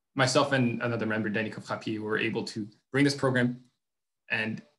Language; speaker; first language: English; non-native, fluent; French